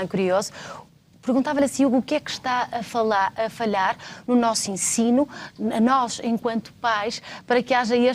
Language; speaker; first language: Portuguese; native; Portuguese